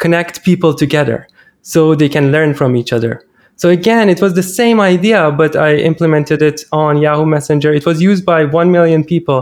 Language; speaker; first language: English; non-native, fluent; Persian